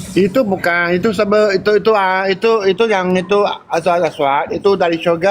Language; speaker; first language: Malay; non-native, local second language; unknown